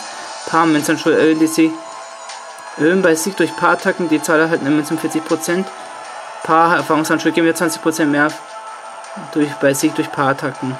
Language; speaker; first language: German; native; German